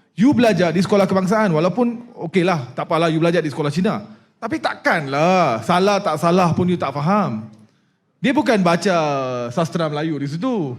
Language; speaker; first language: Malay; non-native, local second language; Punjabi